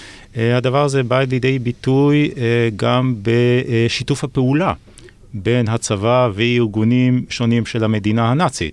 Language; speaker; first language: Hebrew; native; Hebrew